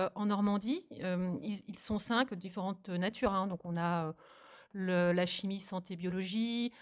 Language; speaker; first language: French; native; French